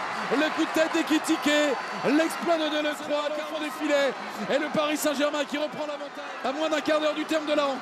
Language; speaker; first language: French; native; French